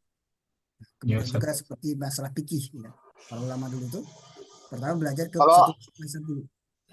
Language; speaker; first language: Indonesian; native; Indonesian